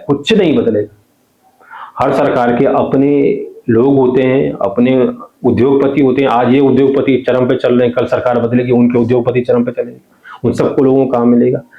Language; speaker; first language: Hindi; non-native, local second language; Garhwali